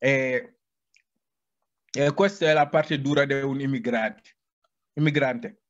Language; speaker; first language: Italian; non-native, learner; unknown